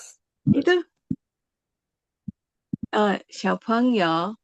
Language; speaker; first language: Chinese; non-native, learner; Indonesian